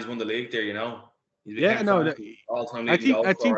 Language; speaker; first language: English; native; English